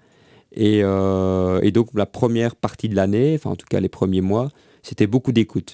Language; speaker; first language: French; native; French